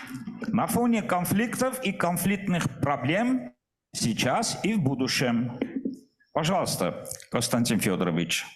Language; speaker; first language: Russian; non-native, fluent; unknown